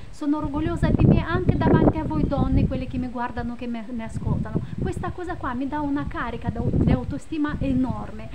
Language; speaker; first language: Italian; non-native, fluent; Romanian